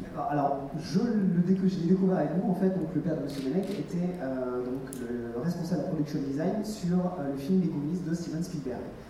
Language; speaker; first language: French; native; French